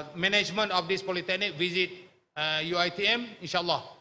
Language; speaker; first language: English; non-native, local second language; Malay